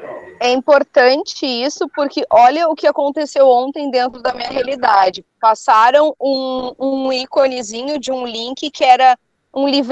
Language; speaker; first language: Portuguese; native; Portuguese